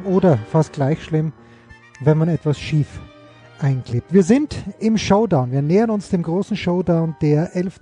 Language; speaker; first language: German; native; German